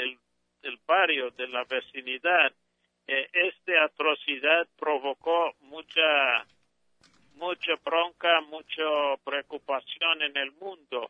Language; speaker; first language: Spanish; non-native, fluent; English